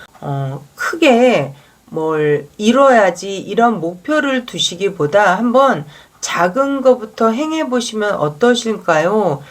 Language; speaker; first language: Korean; native; Korean